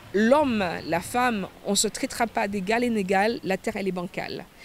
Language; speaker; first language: French; native; French